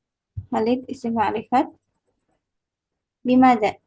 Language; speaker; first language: Arabic; non-native, learner; Indonesian